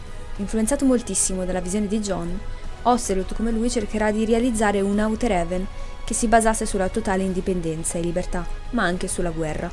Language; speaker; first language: Italian; native; Italian